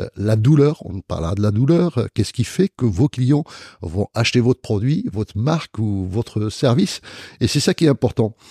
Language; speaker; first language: French; non-native, local second language; Arabic